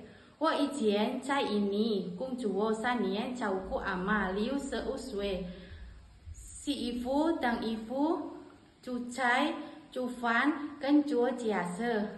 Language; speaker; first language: Chinese; non-native, learner; Indonesian